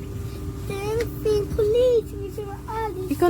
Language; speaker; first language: Swedish; early bilingual, other home language; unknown